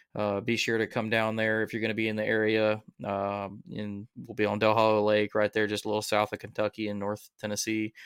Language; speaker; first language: English; native; English